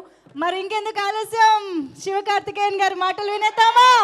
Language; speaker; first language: Telugu; native; Telugu